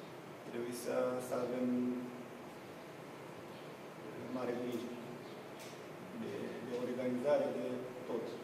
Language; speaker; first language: Romanian; non-native, learner; Japanese